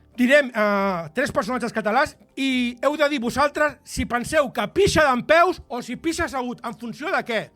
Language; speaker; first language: Catalan; native; Catalan